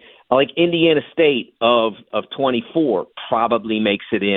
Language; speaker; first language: English; native; English